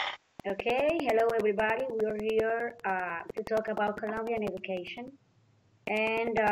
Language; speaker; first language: English; non-native, learner; Spanish